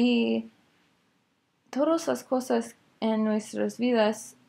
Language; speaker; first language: Spanish; non-native, learner; English